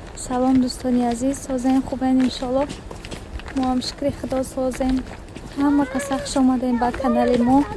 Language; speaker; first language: Tajik; native; Tajik